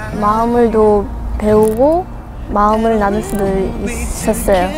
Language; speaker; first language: Korean; non-native, fluent; Russian